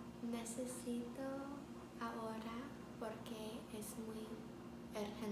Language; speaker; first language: Spanish; non-native, learner; English